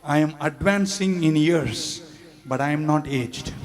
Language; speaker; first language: English; non-native, local second language; Tamil